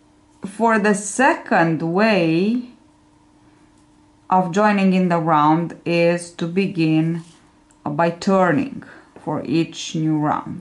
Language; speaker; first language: English; non-native, fluent; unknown